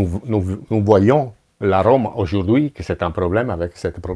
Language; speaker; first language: French; non-native, fluent; Italian